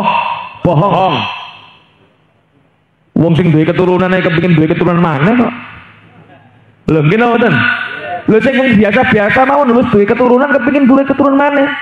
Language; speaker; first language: Indonesian; native; Indonesian